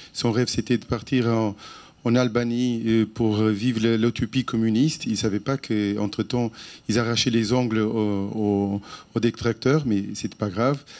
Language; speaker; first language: French; non-native, fluent; Portuguese